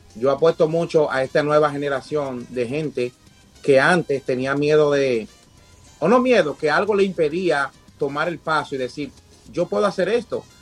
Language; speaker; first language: Spanish; native; Spanish